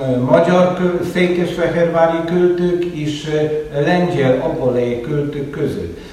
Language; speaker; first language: Hungarian; non-native, fluent; Polish